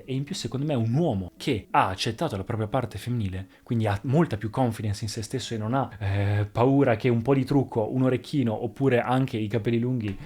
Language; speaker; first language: Italian; native; Italian